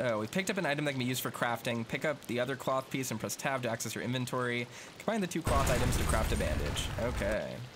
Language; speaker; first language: English; native; English